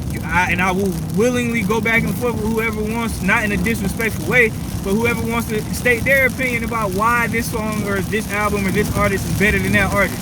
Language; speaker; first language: English; native; English